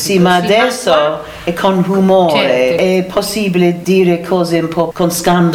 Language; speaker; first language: Italian; non-native, learner; English